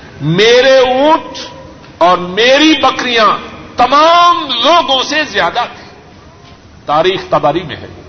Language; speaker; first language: Urdu; non-native, local second language; Punjabi